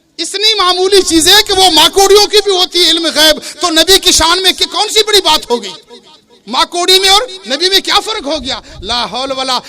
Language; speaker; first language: Urdu; non-native, local second language; Baluchi